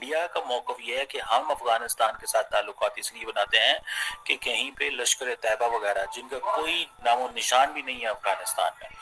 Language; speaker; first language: Hindi; native; Hindi